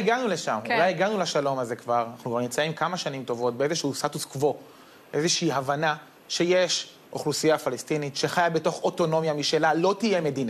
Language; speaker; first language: Hebrew; native; Hebrew